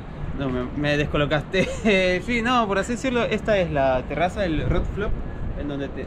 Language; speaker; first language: Spanish; native; Spanish